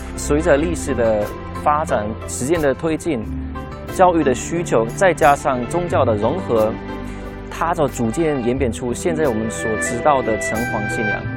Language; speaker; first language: Chinese; non-native, fluent; German